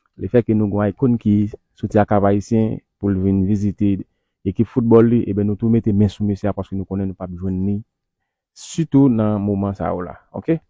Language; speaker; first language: Haitian Creole; native; Haitian Creole